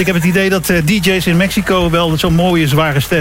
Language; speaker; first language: Dutch; native; Dutch